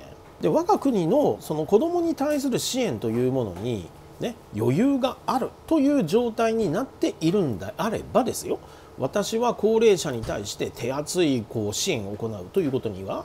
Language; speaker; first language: Japanese; native; Japanese